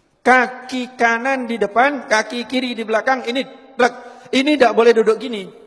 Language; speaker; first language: Indonesian; non-native, local second language; Javanese